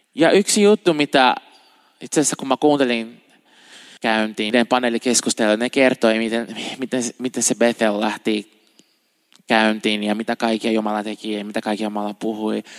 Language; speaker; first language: Finnish; non-native, fluent; Portuguese